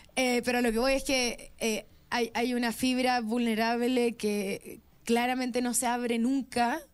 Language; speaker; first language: Spanish; native; Spanish